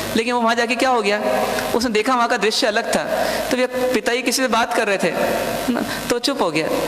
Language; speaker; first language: Hindi; non-native, local second language; Marwari